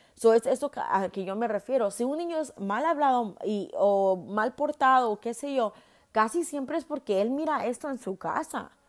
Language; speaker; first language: Spanish; early bilingual, heritage; Spanish